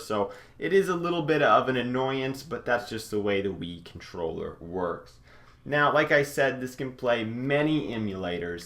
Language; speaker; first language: English; native; English